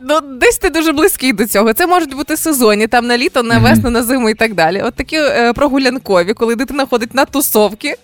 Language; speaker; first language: Ukrainian; native; Ukrainian